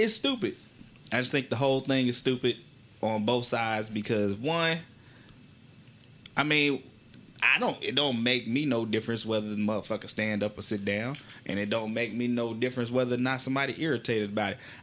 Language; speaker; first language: English; native; English